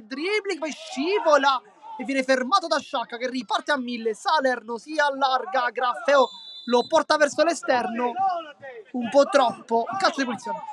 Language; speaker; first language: Italian; native; Italian